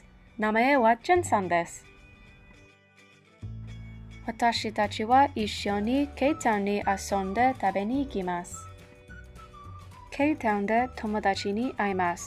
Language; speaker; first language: Japanese; non-native, learner; English